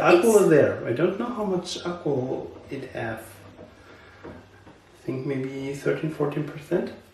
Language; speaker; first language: English; non-native, learner; German